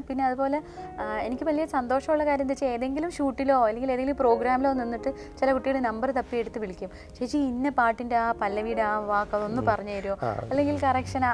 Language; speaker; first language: Malayalam; native; Malayalam